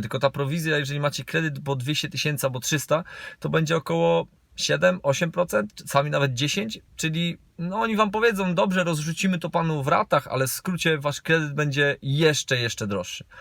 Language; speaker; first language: Polish; native; Polish